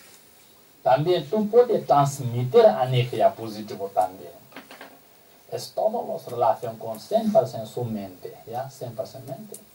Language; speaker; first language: Spanish; non-native, learner; Tibetan